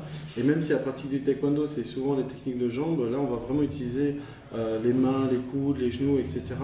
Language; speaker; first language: French; native; French